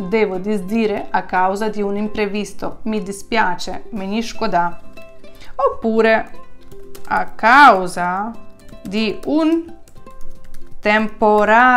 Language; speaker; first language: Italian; non-native, fluent; Ukrainian